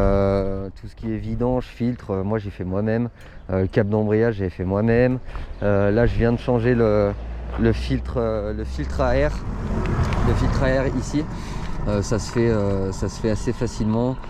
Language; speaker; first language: French; native; French